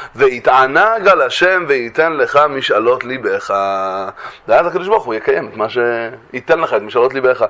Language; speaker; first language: Hebrew; native; Hebrew